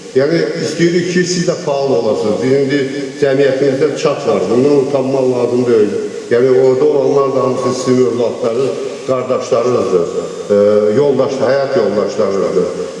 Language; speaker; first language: Azerbaijani; native; Azerbaijani